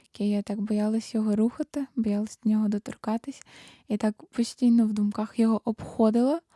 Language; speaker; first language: Ukrainian; native; Ukrainian